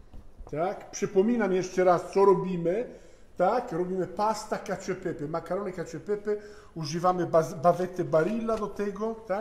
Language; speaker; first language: Polish; non-native, fluent; Italian